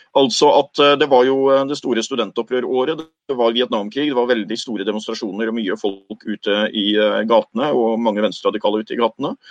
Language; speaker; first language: Norwegian; native; Norwegian